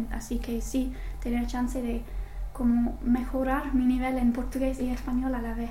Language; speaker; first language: Spanish; non-native, fluent; English